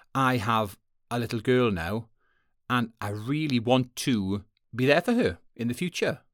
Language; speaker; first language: English; native; English